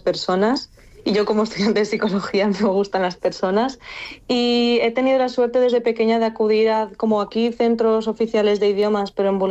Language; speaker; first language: Spanish; non-native, fluent; Bulgarian